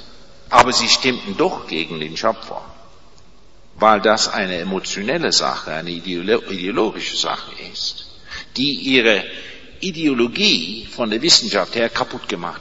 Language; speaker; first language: German; non-native, fluent; English